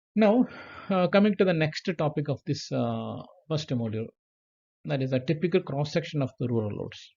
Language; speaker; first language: English; non-native, local second language; Malayalam